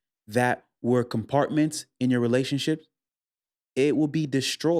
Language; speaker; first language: English; native; English